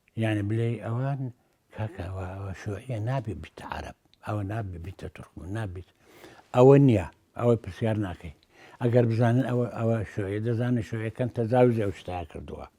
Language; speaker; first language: Central Kurdish; non-native, local second language; Azerbaijani